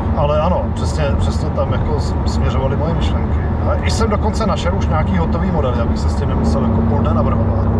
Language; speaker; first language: Czech; native; Czech